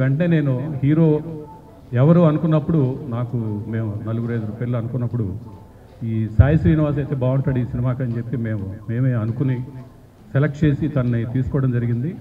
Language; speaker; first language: Telugu; native; Telugu